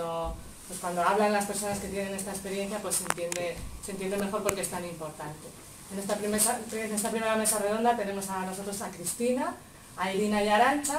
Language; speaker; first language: Spanish; native; Spanish